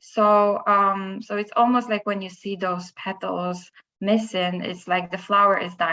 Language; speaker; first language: English; non-native, fluent; Polish